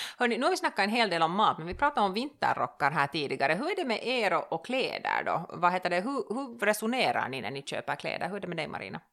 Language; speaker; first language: Swedish; native; Swedish